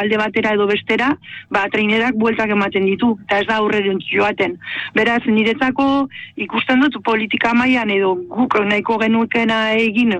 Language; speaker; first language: Basque; native; Basque